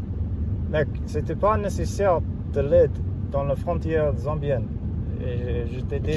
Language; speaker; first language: French; non-native, learner; English